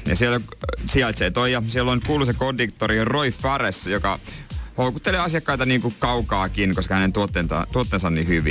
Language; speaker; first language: Finnish; native; Finnish